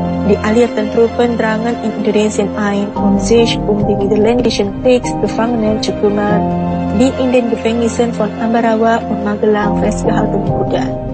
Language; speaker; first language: German; non-native, fluent; Indonesian